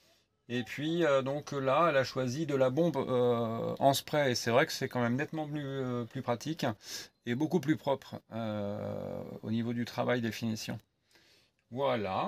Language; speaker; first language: French; native; French